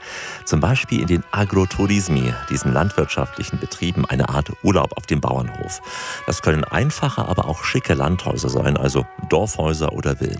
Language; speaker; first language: German; native; German